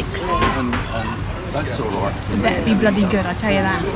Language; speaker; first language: English; native; English